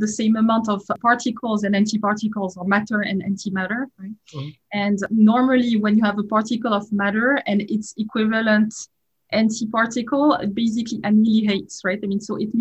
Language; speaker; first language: English; non-native, fluent; French